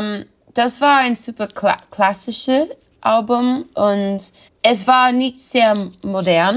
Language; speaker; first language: German; non-native, learner; English